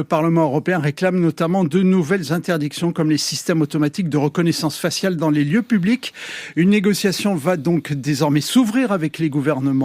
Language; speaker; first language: French; native; French